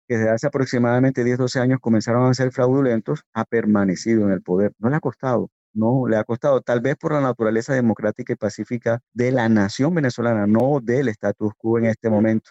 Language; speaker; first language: Spanish; native; Spanish